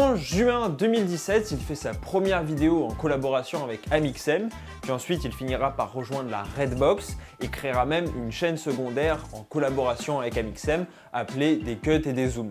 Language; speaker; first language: French; native; French